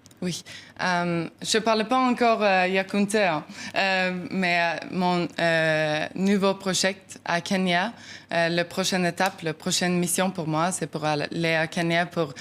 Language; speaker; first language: French; non-native, learner; Norwegian